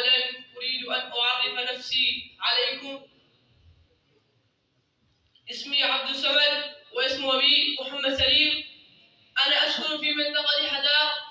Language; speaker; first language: Arabic; non-native, learner; Urdu